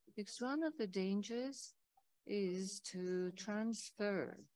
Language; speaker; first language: English; non-native, fluent; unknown